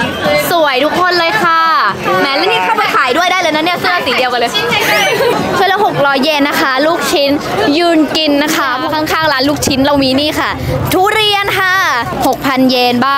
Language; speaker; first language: Thai; native; Thai